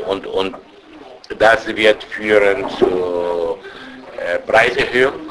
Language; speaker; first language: German; non-native, fluent; Arabic